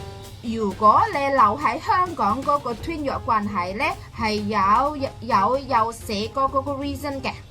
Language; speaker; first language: Cantonese; non-native, fluent; Indonesian